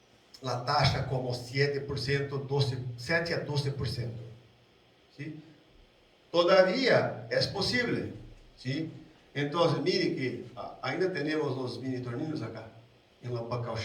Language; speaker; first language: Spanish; non-native, learner; Portuguese